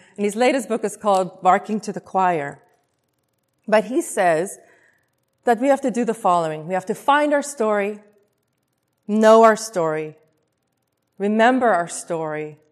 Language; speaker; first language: English; non-native, local second language; Afrikaans